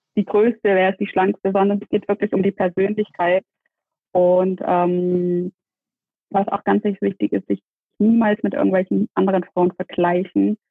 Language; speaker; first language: German; native; German